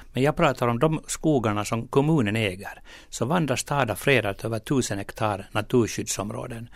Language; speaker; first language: Swedish; native; Swedish